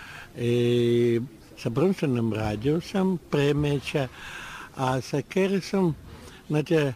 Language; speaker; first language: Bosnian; non-native, learner; Russian